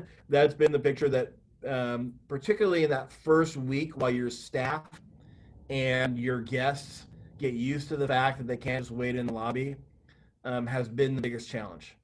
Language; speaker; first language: English; native; English